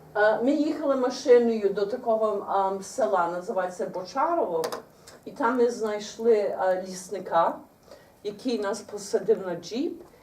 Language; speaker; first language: Ukrainian; early bilingual, heritage; Ukrainian